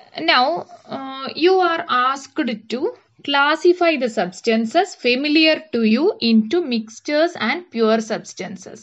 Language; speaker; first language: English; non-native, local second language; Malayalam